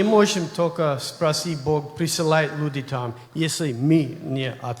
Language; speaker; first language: Russian; non-native, learner; English